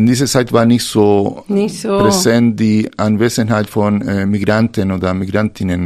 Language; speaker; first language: German; non-native, fluent; Spanish